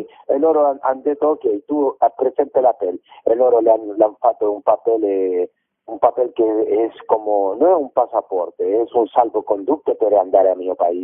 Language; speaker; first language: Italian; non-native, learner; Spanish